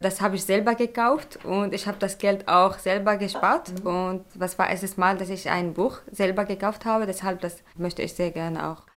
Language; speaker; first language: German; non-native, learner; Arabic